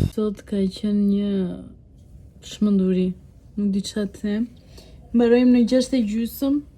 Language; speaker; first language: Albanian; early bilingual, heritage; Albanian